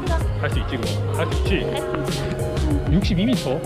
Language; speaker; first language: Korean; native; Korean